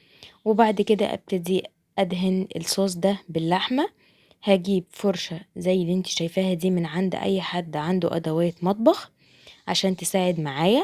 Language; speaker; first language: Arabic; native; Arabic